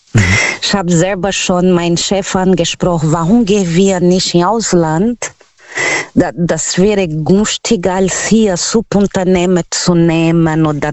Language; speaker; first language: German; non-native, learner; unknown